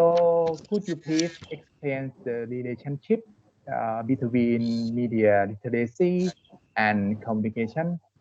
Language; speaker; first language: English; non-native, learner; Thai